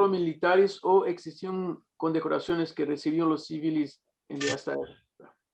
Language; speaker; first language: Spanish; non-native, fluent; Portuguese